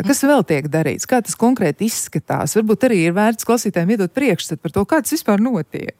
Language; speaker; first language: Latvian; native; Latvian